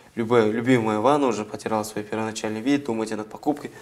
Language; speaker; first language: Russian; non-native, local second language; Kazakh